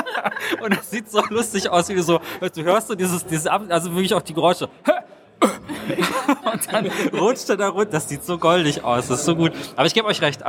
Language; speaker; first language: German; native; German